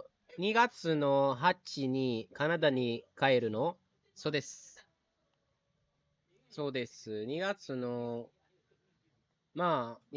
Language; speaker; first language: Japanese; non-native, learner; Filipino